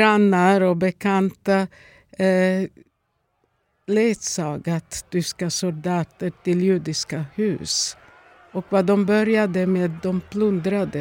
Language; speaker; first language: Swedish; non-native, fluent; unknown